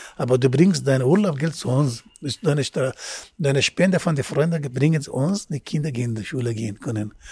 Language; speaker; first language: German; non-native, learner; Persian